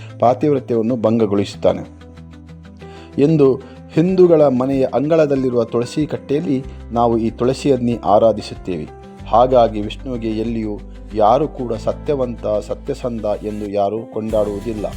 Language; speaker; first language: Kannada; non-native, local second language; Tulu